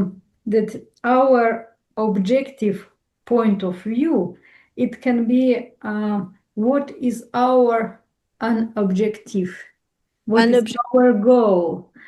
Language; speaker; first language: English; non-native, fluent; Russian